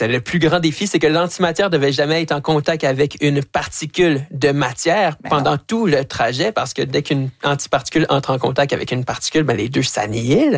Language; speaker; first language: French; native; French